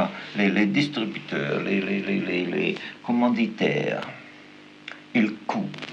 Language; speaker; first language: French; non-native, fluent; German